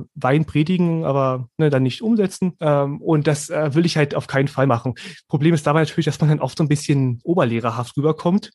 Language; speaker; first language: German; native; German